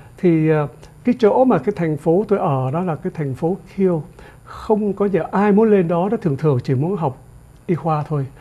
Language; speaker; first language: Vietnamese; native; Vietnamese